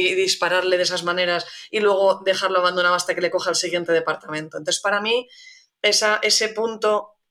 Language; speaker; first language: Spanish; native; Spanish